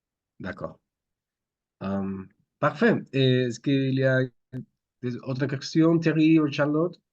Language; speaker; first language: French; non-native, fluent; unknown